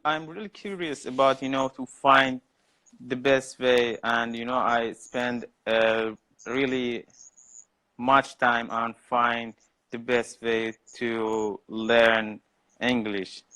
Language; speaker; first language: English; non-native, learner; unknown